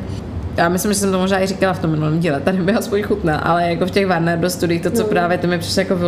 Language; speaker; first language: Czech; native; Czech